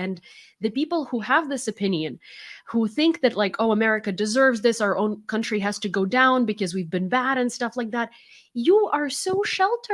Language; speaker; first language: English; non-native, fluent; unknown